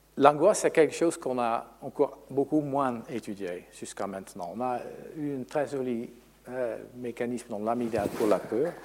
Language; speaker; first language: French; non-native, fluent; Dutch